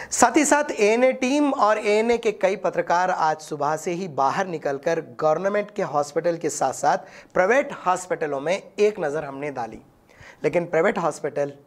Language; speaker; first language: Hindi; non-native, local second language; Urdu